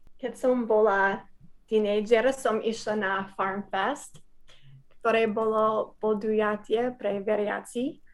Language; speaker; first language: Slovak; non-native, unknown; English